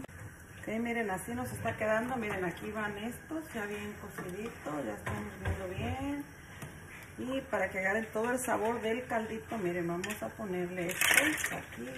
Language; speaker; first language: Spanish; native; Spanish